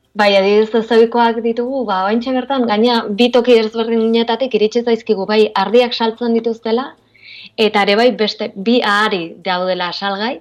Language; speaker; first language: Basque; native; Basque